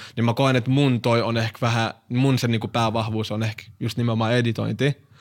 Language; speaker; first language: Finnish; early bilingual, other home language; Arabic